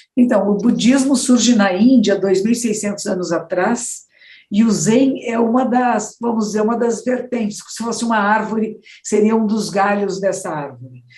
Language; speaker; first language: Portuguese; native; Portuguese